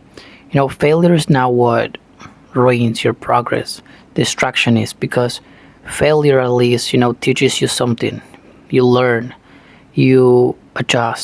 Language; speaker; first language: English; non-native, fluent; Spanish